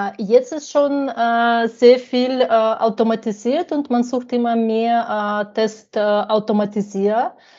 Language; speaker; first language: German; non-native, fluent; Ukrainian